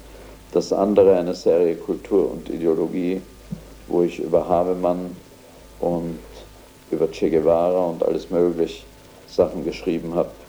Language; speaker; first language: German; native; German